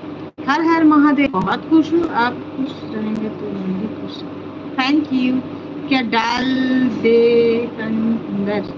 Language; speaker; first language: Hindi; non-native, local second language; Bangla